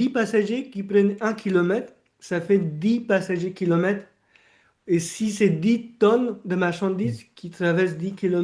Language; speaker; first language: French; non-native, fluent; Marathi